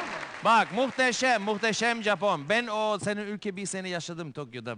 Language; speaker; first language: Turkish; non-native, learner; Spanish